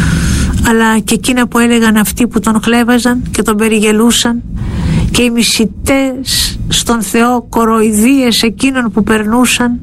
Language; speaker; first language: Greek; native; Greek